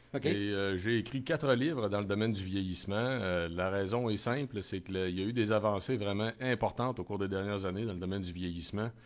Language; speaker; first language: French; native; French